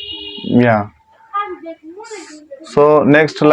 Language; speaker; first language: English; non-native, learner; Bangla